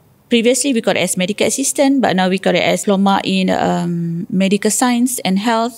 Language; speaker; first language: English; non-native, local second language; Malay